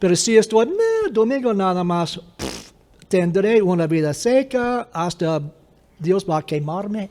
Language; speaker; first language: Spanish; non-native, fluent; English